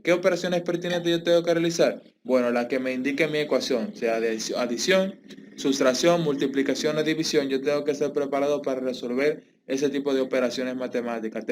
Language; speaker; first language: Spanish; native; Spanish